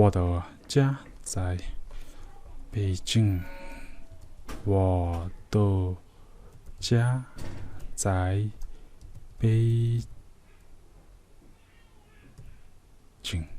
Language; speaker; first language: Chinese; non-native, learner; Mongolian